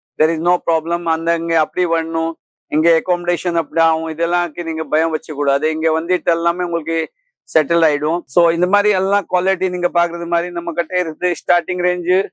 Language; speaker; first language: Tamil; non-native, fluent; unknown